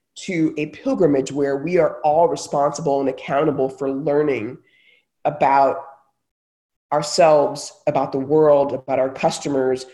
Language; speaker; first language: English; native; English